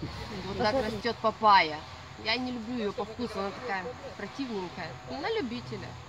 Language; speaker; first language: Russian; native; Russian